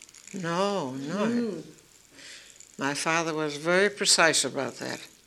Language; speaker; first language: English; early bilingual, other home language; Dutch